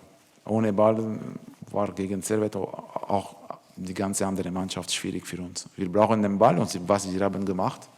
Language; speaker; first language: German; non-native, learner; French